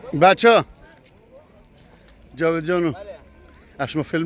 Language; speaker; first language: Persian; native; Persian